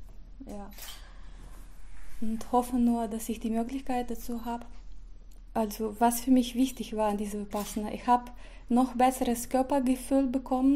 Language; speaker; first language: German; non-native, fluent; Russian